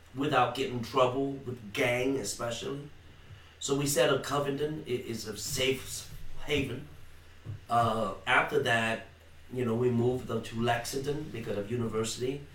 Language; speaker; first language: English; non-native, fluent; Vietnamese